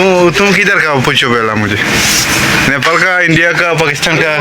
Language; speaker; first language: Hindi; non-native, learner; Bangla